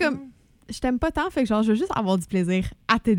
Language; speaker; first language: French; native; French